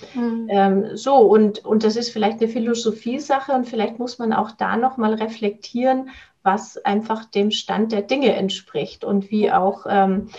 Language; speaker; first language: German; native; German